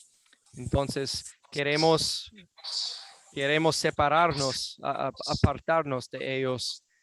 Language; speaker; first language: Spanish; non-native, fluent; English